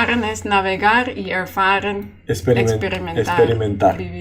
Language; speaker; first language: Spanish; non-native, fluent; Dutch